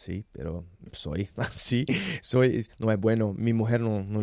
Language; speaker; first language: Spanish; non-native, learner; Portuguese